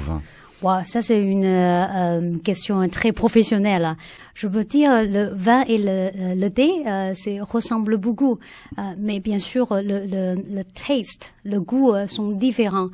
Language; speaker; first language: French; non-native, learner; Chinese